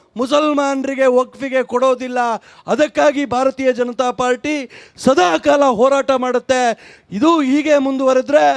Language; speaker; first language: Kannada; native; Kannada